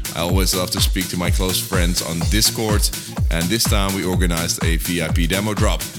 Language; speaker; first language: English; non-native, fluent; Dutch